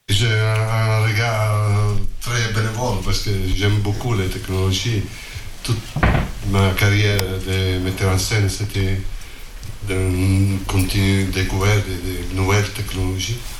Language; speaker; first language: French; non-native, fluent; Italian